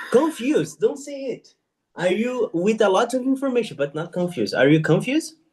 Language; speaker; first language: English; non-native, fluent; Portuguese